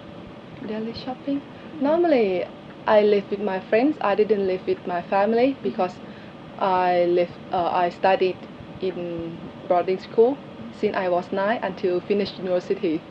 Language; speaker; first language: English; non-native, learner; Thai